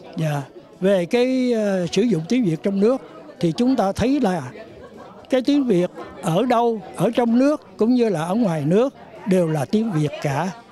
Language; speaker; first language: Vietnamese; native; Vietnamese